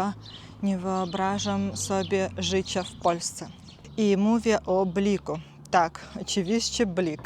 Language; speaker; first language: Polish; non-native, fluent; Ukrainian